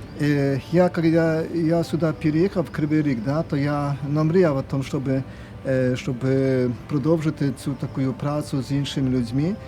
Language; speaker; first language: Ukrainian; non-native, fluent; Polish